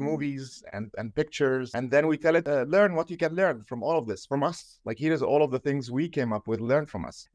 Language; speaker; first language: English; non-native, fluent; Arabic